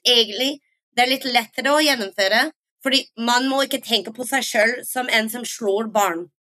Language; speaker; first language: Norwegian; non-native, fluent; English